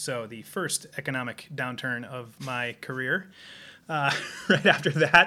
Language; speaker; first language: English; native; English